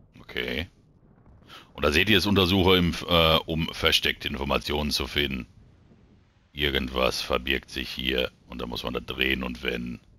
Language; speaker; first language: German; native; German